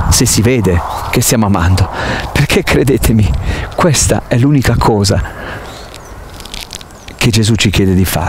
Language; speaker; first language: Italian; native; Italian